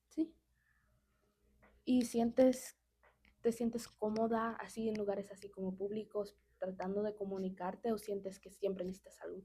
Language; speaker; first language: Spanish; early bilingual, heritage; Spanish